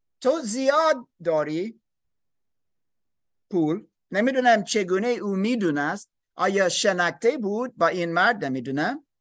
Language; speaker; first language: Persian; non-native, learner; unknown